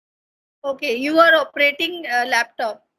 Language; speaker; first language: English; non-native, learner; Hindi